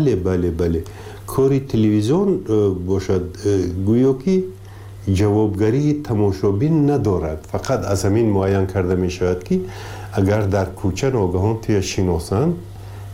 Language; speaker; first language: Persian; native; Persian